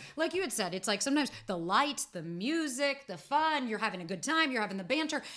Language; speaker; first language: English; native; English